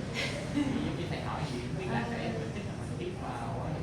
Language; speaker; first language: Vietnamese; native; Vietnamese